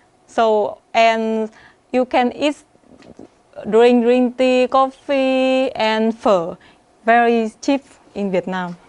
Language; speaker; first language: English; non-native, learner; Vietnamese